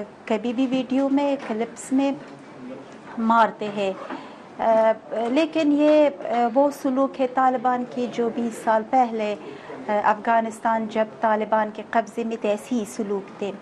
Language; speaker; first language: Hindi; non-native, fluent; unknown